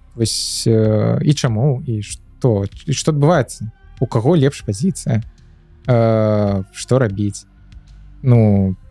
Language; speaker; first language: Belarusian; native; Belarusian